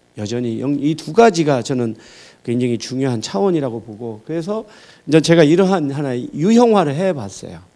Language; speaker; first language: Korean; native; Korean